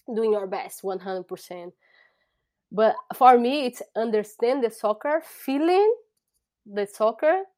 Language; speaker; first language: English; non-native, learner; Portuguese